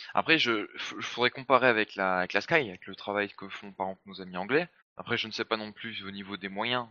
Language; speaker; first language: French; native; French